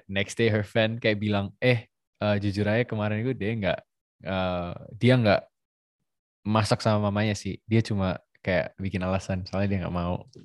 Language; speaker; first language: English; non-native, fluent; Indonesian